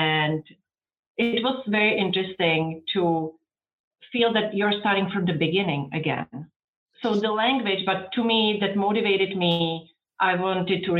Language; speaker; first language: English; non-native, fluent; Czech